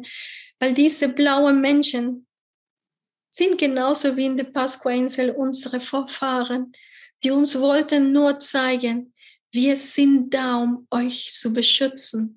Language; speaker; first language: German; non-native, fluent; Spanish